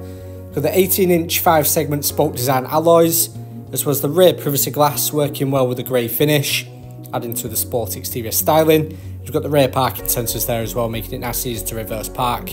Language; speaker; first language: English; native; English